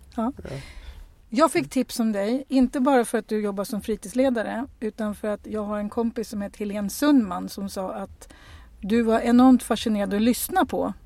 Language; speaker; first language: Swedish; native; Swedish